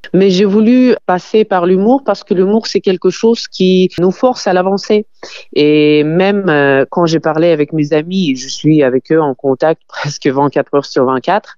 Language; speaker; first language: French; non-native, fluent; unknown